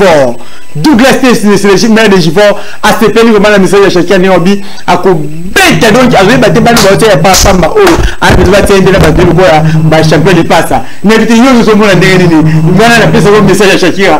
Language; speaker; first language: French; non-native, local second language; Lingala